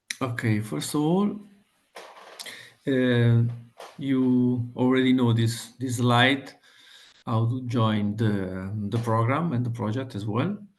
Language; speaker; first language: English; non-native, fluent; Italian